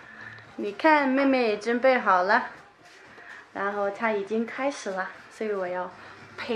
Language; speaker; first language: Chinese; non-native, fluent; Danish